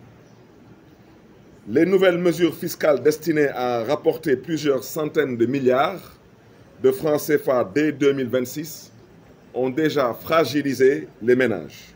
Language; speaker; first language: French; non-native, local second language; Wolof